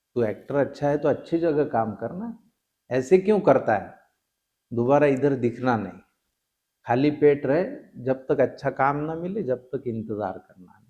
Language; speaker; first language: Hindi; non-native, local second language; Marathi